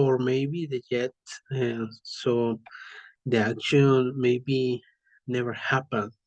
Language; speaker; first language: English; non-native, learner; Spanish